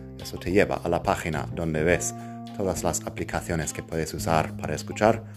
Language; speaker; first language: Spanish; non-native, fluent; English